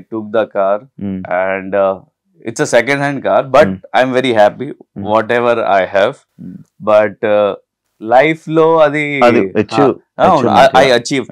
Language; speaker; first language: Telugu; non-native, local second language; Urdu